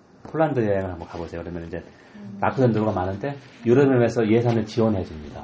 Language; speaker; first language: Korean; native; Korean